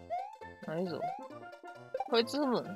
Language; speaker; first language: Japanese; native; Japanese